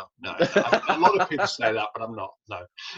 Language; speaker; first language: English; native; English